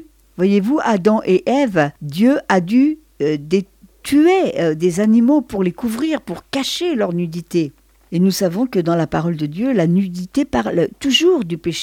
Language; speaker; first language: French; native; French